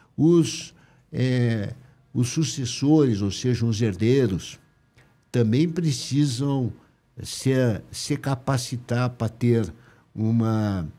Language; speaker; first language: Portuguese; native; Portuguese